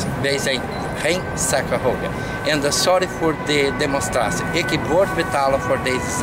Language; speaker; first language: Dutch; non-native, learner; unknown